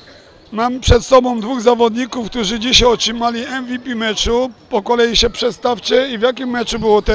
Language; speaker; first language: Polish; native; Polish